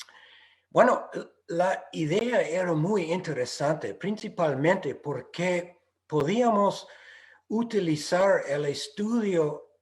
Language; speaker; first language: Spanish; non-native, fluent; English